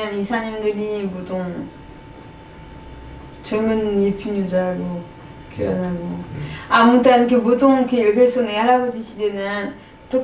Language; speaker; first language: Korean; non-native, fluent; French